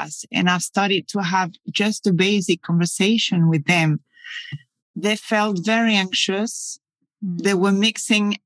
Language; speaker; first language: English; non-native, fluent; French